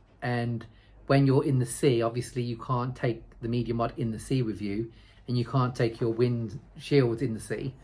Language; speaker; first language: English; native; English